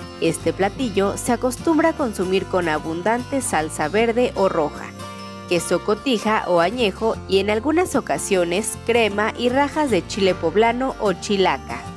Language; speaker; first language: Spanish; native; Spanish